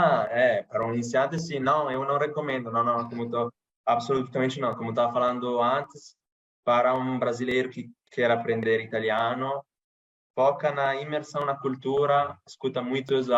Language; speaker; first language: Portuguese; non-native, fluent; Italian